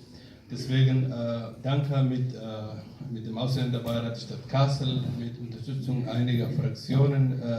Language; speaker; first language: German; non-native, fluent; Somali